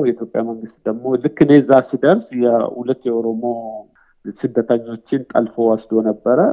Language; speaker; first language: Amharic; non-native, local second language; Oromo